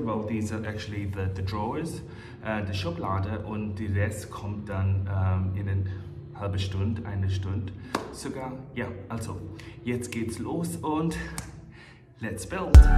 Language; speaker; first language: German; non-native, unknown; English